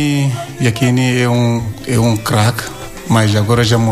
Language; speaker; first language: Portuguese; non-native, learner; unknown